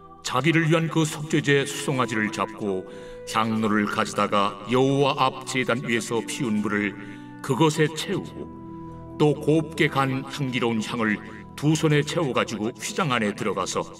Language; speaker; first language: Korean; native; Korean